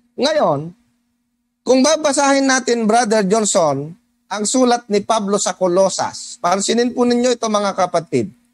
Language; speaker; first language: Filipino; non-native, local second language; Cebuano